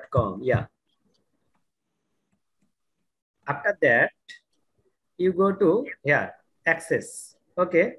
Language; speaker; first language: English; non-native, learner; Bangla